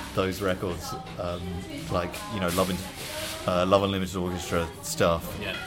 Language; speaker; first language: English; native; English